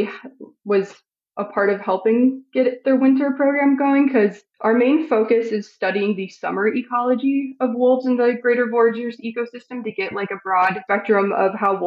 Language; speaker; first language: English; native; English